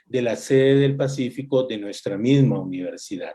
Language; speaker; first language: Spanish; native; Spanish